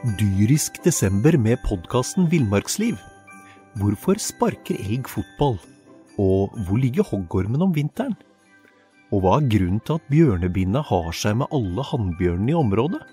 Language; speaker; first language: Norwegian; native; Norwegian